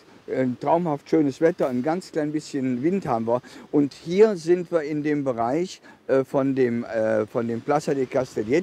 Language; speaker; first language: German; native; German